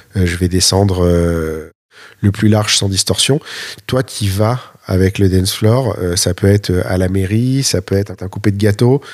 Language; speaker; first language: French; native; French